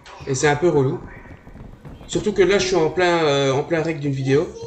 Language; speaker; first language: French; native; French